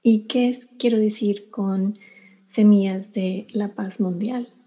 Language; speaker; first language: Spanish; early bilingual, heritage; Spanish